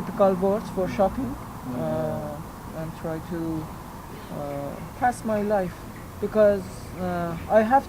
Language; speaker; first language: English; non-native, learner; Persian